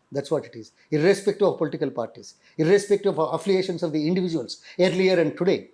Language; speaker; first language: English; non-native, local second language; Telugu